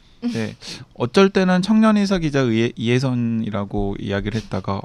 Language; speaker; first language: Korean; native; Korean